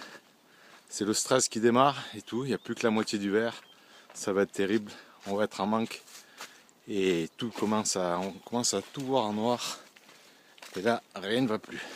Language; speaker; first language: French; native; French